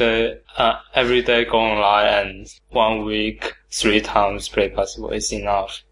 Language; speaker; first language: English; non-native, learner; Chinese